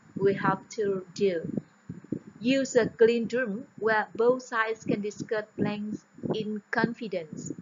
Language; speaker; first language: English; non-native, fluent; Vietnamese